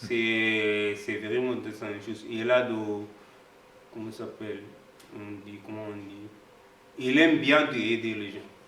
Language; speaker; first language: French; non-native, learner; Arabic